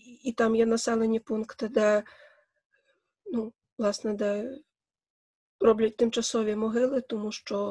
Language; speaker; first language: Ukrainian; native; Ukrainian